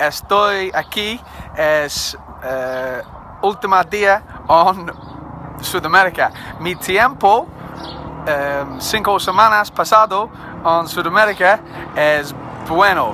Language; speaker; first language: Spanish; non-native, learner; English